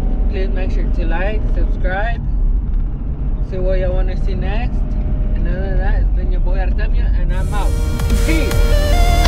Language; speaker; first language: English; early bilingual, other home language; Spanish